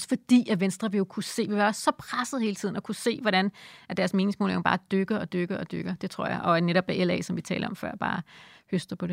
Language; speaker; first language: Danish; native; Danish